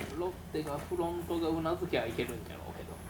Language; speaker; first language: Japanese; native; Japanese